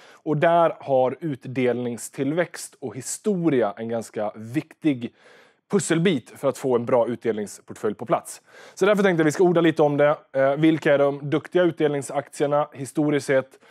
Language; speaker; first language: Swedish; native; Swedish